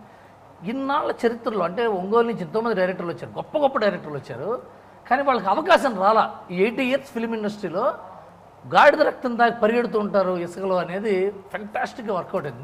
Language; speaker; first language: Telugu; native; Telugu